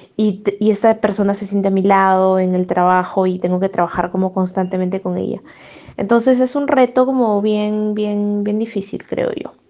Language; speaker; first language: Spanish; native; Spanish